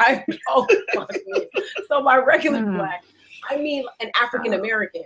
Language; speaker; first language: English; early bilingual, other home language; Spanish